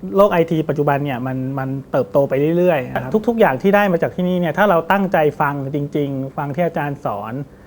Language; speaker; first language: Thai; native; Thai